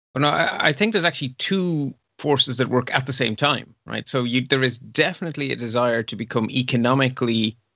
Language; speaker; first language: English; non-native, fluent; Dutch